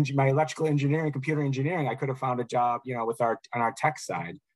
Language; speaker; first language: English; native; English